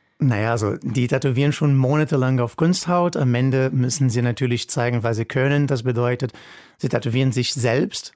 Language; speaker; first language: German; non-native, fluent; Portuguese